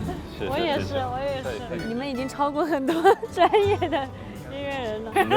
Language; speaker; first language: Chinese; native; Chinese